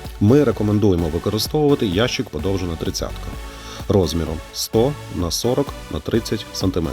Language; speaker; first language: Ukrainian; native; Ukrainian